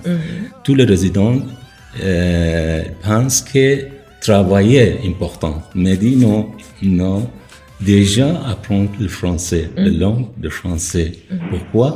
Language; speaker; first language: French; non-native, learner; Persian